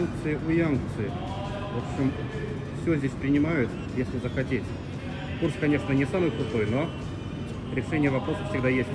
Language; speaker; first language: Russian; native; Russian